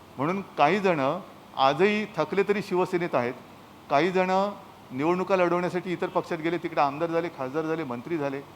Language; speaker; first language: Marathi; native; Marathi